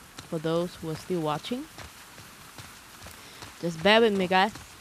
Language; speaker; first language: English; non-native, local second language; Chinese